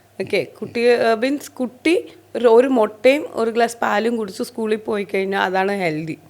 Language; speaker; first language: Malayalam; non-native, local second language; Hindi